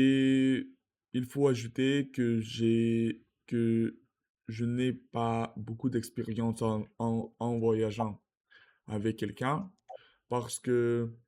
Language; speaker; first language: French; non-native, learner; Russian